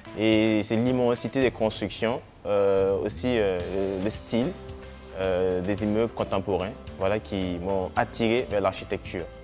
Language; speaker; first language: French; non-native, local second language; Mossi